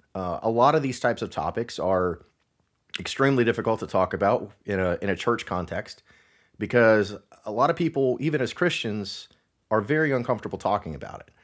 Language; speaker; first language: English; native; English